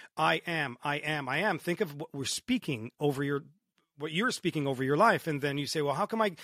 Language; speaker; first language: English; early bilingual, other home language; Romanian